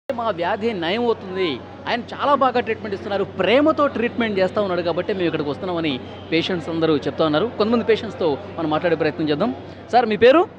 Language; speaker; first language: Telugu; native; Telugu